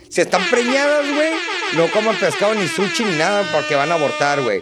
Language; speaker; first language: Spanish; early bilingual, heritage; Spanish